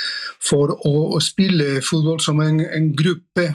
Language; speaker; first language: Norwegian; non-native, fluent; Spanish